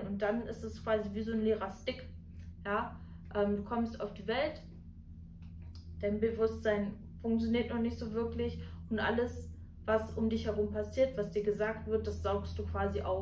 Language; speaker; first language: German; native; German